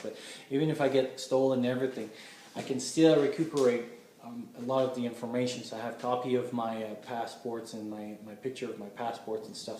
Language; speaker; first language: English; non-native, fluent; French